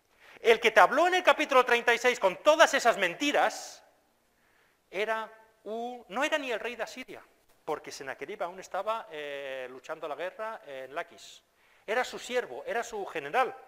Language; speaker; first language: Spanish; non-native, fluent; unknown